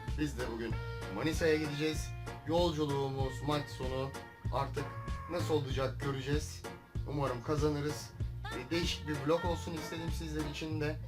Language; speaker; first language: Turkish; native; Turkish